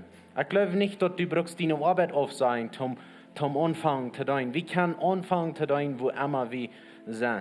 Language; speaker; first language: German; early bilingual, heritage; Plautdietsch